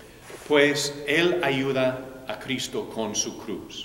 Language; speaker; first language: Spanish; non-native, fluent; English